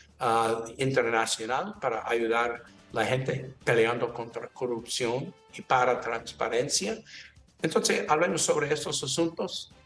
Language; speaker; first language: Spanish; non-native, learner; English